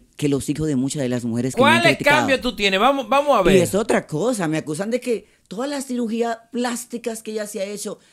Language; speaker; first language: Spanish; native; Spanish